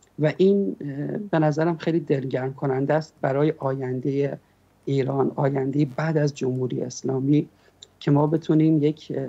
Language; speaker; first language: Persian; native; Persian